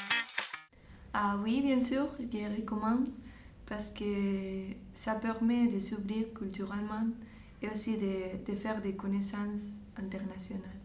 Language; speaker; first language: French; non-native, fluent; Spanish